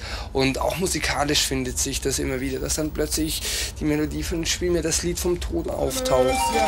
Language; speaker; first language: German; native; German